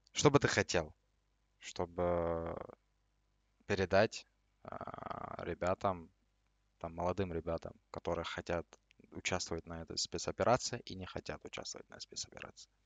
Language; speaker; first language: Russian; non-native, local second language; Uzbek